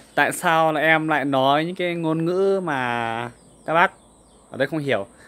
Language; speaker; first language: Vietnamese; non-native, local second language; Iu Mien